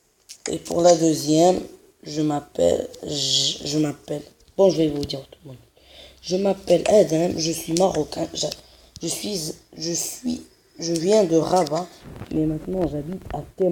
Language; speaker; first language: French; non-native, local second language; Arabic